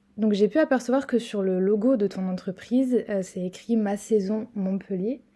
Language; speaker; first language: French; native; French